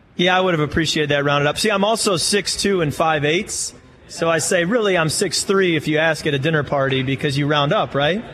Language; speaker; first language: English; native; English